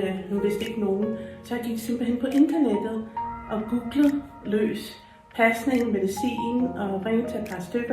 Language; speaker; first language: Danish; non-native, fluent; English